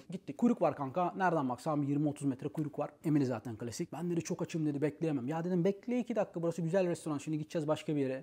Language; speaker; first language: Turkish; native; Turkish